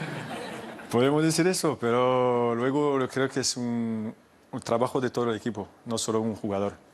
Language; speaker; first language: Spanish; non-native, learner; French